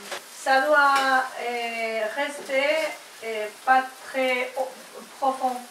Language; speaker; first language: French; non-native, learner; Spanish